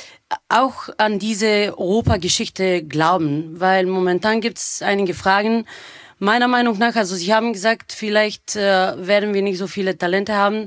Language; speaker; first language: German; non-native, fluent; Bulgarian